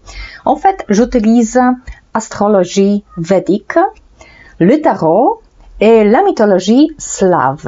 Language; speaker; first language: French; non-native, fluent; Polish